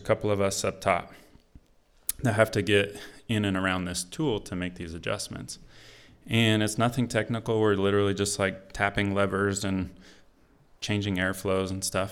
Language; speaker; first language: English; native; English